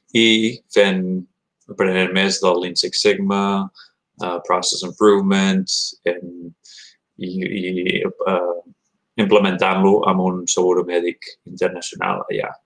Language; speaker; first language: Catalan; early bilingual, heritage; Catalan